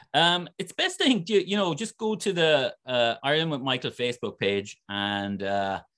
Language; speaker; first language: English; native; English